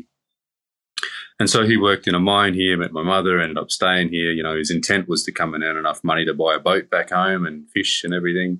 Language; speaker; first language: English; native; English